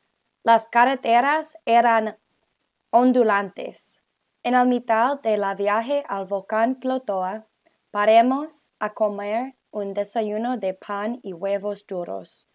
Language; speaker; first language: Spanish; non-native, learner; English